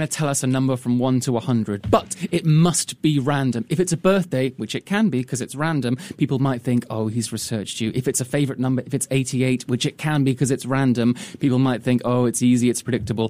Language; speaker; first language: English; native; English